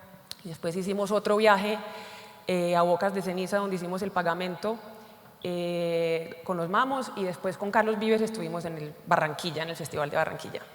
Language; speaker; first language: Spanish; native; Spanish